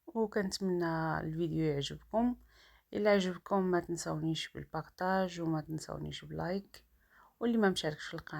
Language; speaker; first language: Arabic; native; Arabic